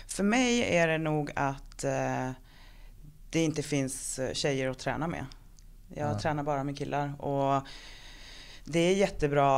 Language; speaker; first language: Swedish; native; Swedish